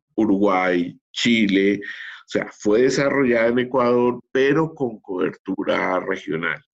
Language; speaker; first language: Spanish; native; Spanish